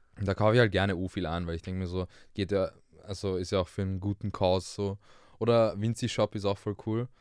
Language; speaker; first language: German; early bilingual, other home language; English